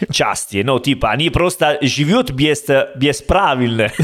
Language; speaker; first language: Russian; non-native, learner; Italian